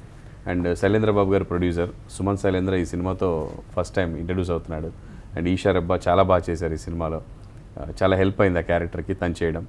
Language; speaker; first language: Telugu; native; Telugu